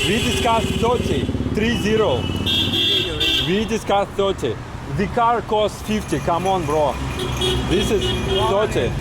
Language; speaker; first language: English; non-native, learner; Russian